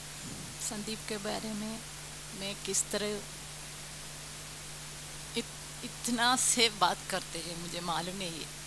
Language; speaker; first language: Hindi; non-native, local second language; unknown